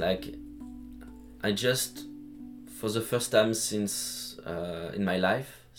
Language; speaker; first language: English; non-native, fluent; French